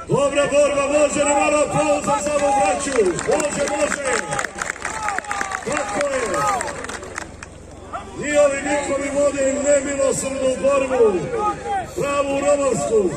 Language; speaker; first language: Bosnian; native; Bosnian